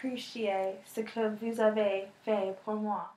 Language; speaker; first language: French; non-native, learner; English